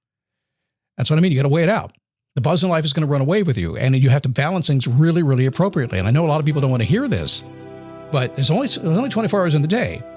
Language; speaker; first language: English; native; English